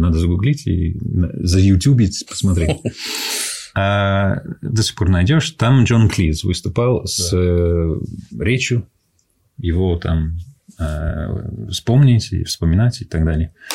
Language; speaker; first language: Russian; non-native, fluent; English